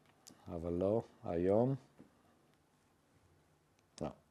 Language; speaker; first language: Hebrew; non-native, fluent; English